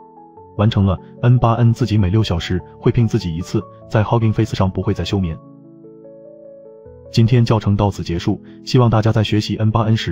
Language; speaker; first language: Chinese; native; Chinese